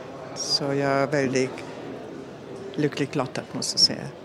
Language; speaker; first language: Swedish; non-native, fluent; German